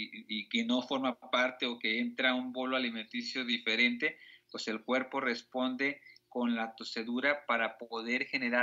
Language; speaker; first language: Spanish; native; Spanish